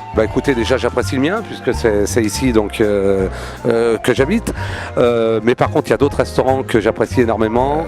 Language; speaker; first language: French; native; French